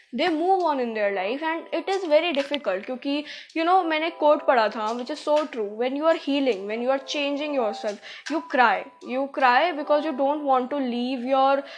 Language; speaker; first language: Hindi; native; Hindi